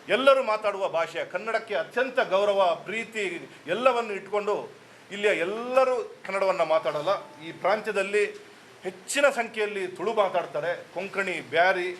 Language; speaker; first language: Kannada; non-native, local second language; Tulu